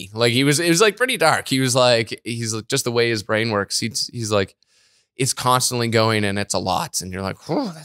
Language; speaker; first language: English; native; English